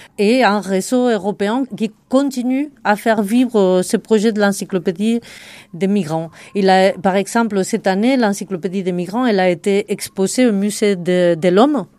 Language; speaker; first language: French; non-native, fluent; Spanish